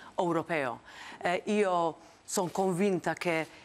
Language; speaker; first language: Italian; non-native, fluent; Maltese